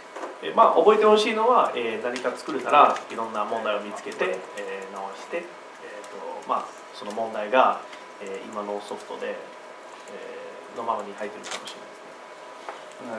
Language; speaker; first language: Japanese; non-native, learner; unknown